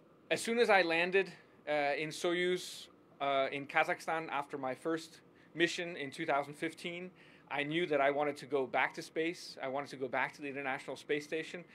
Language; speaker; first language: English; non-native, fluent; Danish